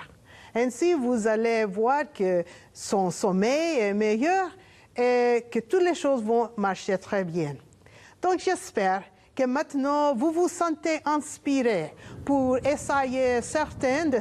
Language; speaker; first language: French; non-native, learner; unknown